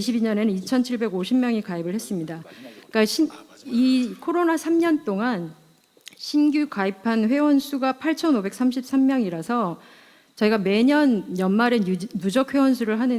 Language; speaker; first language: Korean; native; Korean